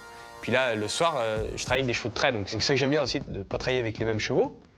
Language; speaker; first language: French; native; French